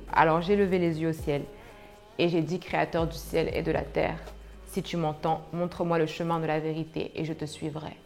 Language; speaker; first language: French; early bilingual, other home language; Arabic